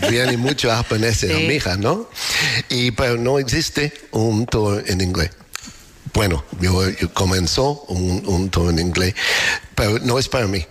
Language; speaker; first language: Spanish; non-native, learner; English